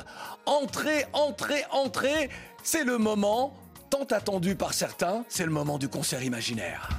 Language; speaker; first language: French; native; French